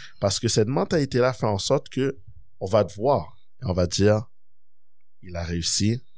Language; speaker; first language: French; early bilingual, other home language; Kabyle